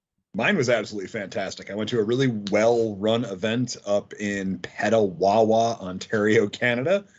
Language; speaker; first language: English; native; English